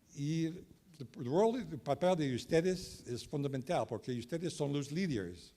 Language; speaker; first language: Spanish; non-native, learner; English